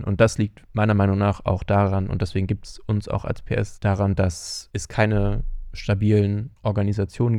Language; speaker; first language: German; native; German